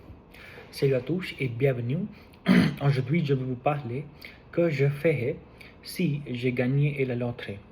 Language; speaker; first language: French; non-native, learner; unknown